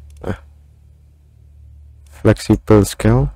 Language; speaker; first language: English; non-native, learner; Indonesian